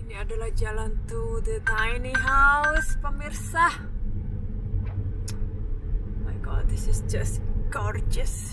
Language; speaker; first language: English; non-native, fluent; Indonesian